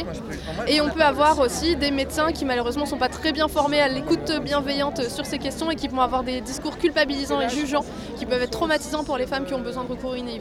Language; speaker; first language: French; native; French